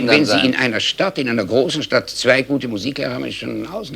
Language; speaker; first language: German; native; German